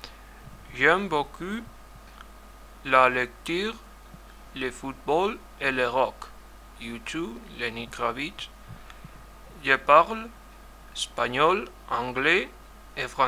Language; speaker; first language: French; non-native, learner; Spanish